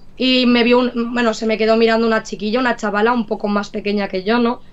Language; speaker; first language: Spanish; native; Spanish